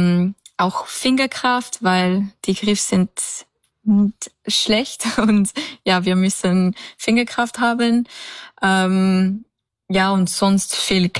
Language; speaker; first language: German; non-native, learner; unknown